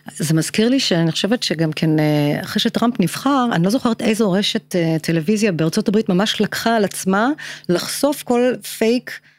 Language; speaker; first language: Hebrew; native; Hebrew